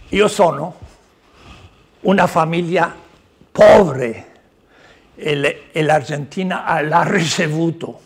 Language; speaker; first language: Italian; non-native, learner; Spanish